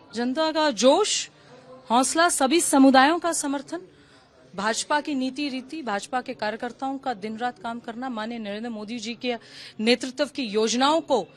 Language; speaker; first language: Hindi; native; Hindi